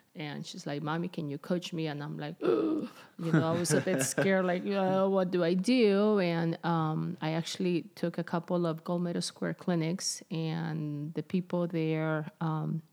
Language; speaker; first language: English; non-native, fluent; Spanish